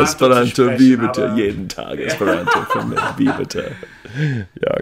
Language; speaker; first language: German; non-native, learner; English